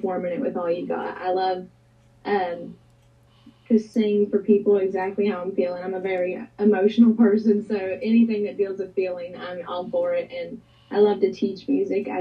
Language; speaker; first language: English; native; English